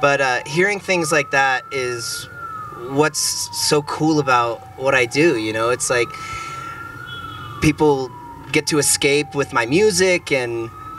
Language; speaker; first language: English; native; English